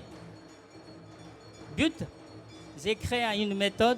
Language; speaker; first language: French; non-native, fluent; Japanese